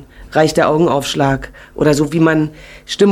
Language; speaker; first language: German; native; German